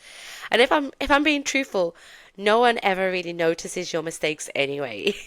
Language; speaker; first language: English; native; English